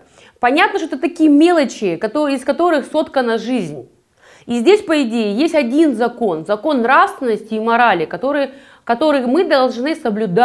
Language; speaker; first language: Russian; native; Russian